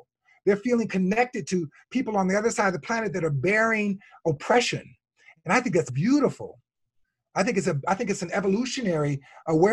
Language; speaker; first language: English; native; English